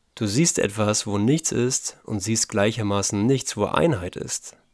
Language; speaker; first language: German; native; German